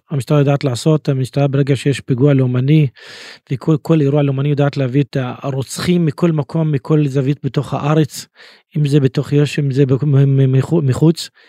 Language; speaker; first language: Hebrew; non-native, local second language; Arabic